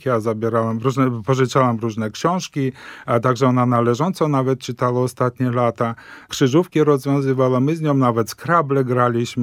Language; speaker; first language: Polish; non-native, fluent; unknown